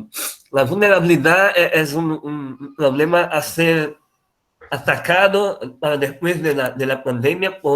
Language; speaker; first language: Spanish; non-native, fluent; Portuguese